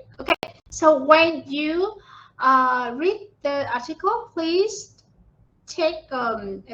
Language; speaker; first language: English; non-native, fluent; Vietnamese